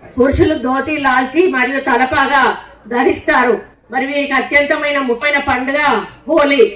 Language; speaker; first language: Telugu; native; Telugu